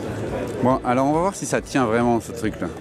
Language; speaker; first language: French; native; French